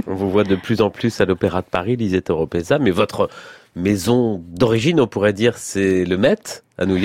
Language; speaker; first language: French; native; French